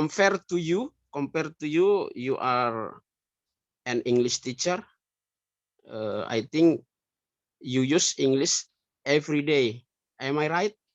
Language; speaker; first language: English; non-native, learner; Indonesian